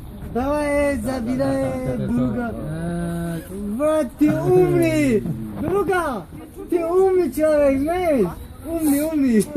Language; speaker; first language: Russian; non-native, learner; Tajik